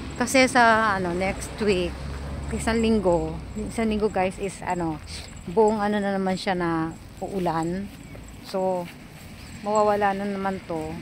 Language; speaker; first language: Filipino; native; Filipino